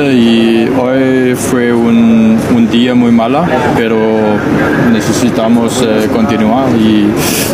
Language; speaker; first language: Spanish; non-native, learner; Danish